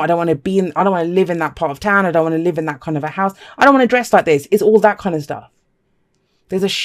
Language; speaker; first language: English; native; English